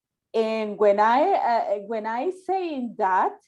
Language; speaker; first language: English; non-native, learner; Spanish